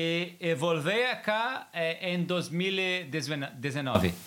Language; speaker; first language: Spanish; non-native, learner; English